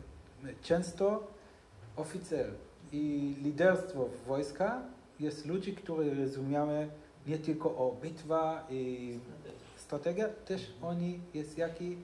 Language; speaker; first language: Polish; non-native, learner; Hebrew